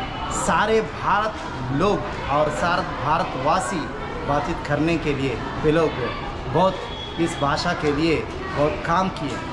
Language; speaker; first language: Hindi; non-native, local second language; Telugu